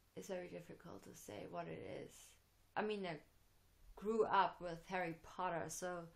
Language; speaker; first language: English; non-native, fluent; German